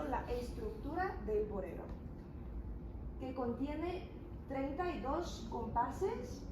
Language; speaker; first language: Spanish; non-native, fluent; Chinese